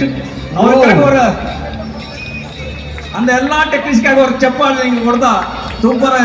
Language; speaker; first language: Tamil; non-native, learner; Kannada